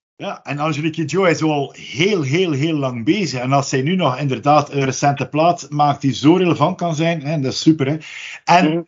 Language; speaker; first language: Dutch; native; Dutch